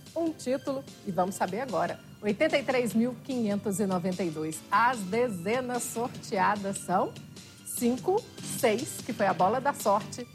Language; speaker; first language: Portuguese; native; Portuguese